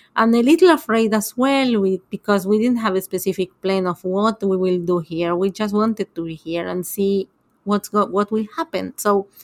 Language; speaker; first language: English; non-native, fluent; Spanish